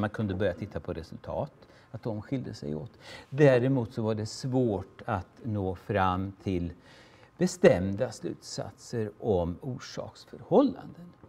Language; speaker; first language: Swedish; native; Swedish